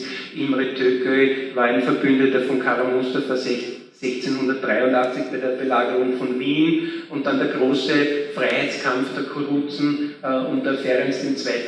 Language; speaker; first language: German; native; German